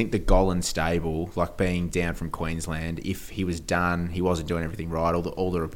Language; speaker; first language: English; native; English